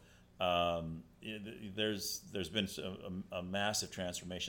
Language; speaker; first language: English; native; English